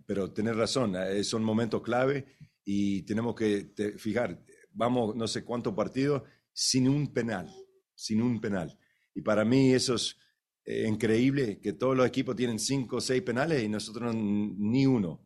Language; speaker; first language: Spanish; early bilingual, heritage; Spanish